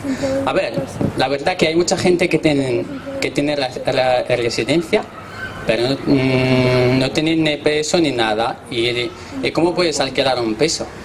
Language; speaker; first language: Spanish; non-native, learner; Arabic